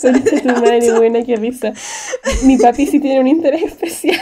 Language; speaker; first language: Spanish; native; Spanish